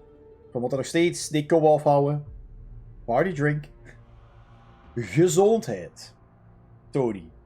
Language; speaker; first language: Dutch; native; Dutch